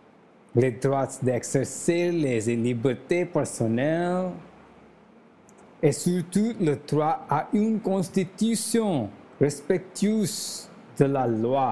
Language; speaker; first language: French; non-native, learner; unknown